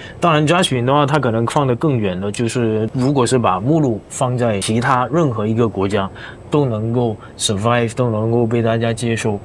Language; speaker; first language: Chinese; native; Chinese